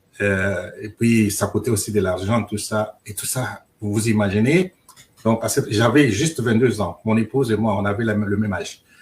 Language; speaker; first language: French; non-native, local second language; Luba-Lulua